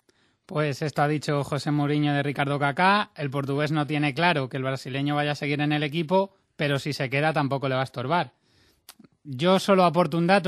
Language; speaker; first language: Spanish; native; Spanish